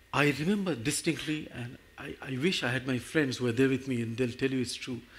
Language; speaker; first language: English; non-native, local second language; Gujarati